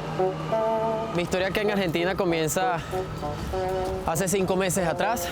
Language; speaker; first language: Spanish; native; Spanish